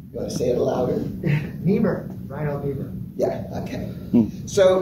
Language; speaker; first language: English; native; English